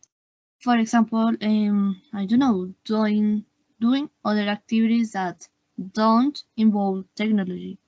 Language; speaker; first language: English; non-native, learner; Spanish